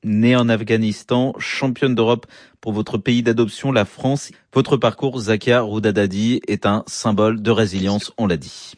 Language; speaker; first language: French; native; French